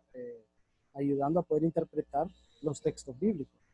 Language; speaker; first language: Spanish; native; Spanish